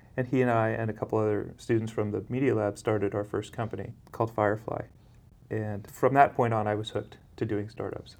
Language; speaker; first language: English; native; English